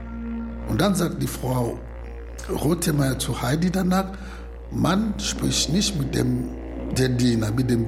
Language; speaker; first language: German; non-native, learner; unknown